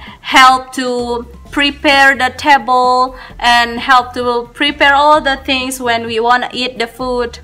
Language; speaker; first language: English; non-native, learner; Indonesian